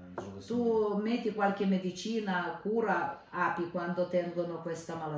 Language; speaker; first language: Italian; non-native, learner; Ukrainian